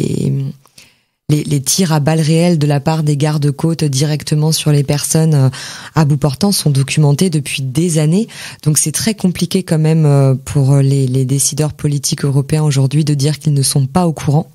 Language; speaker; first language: French; native; French